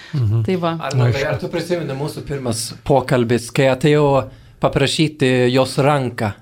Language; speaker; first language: Lithuanian; non-native, fluent; Swedish